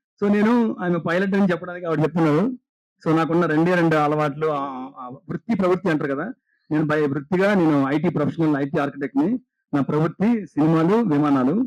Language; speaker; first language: Telugu; native; Telugu